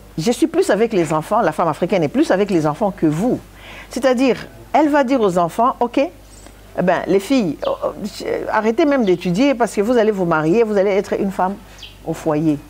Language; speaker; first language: French; non-native, local second language; Lingala